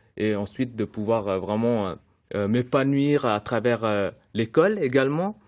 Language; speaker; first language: French; early bilingual, other home language; Sinhala